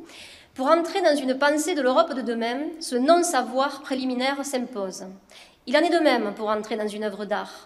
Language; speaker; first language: French; native; French